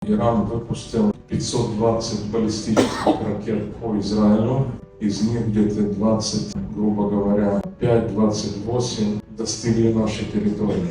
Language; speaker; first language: Russian; native; Russian